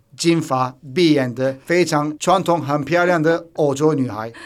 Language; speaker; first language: Chinese; non-native, fluent; Turkish